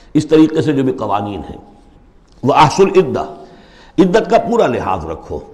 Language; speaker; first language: Urdu; native; Urdu